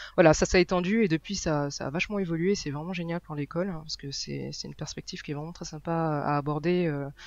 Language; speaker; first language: French; native; French